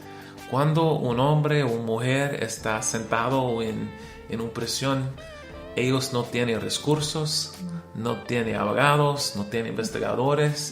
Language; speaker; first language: Spanish; non-native, learner; English